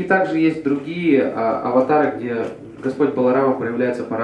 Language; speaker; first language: Russian; native; Russian